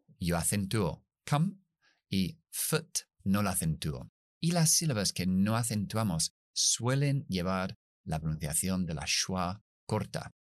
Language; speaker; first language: Spanish; non-native, fluent; English